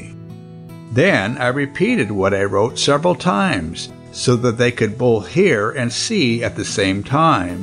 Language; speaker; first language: English; non-native, local second language; Yoruba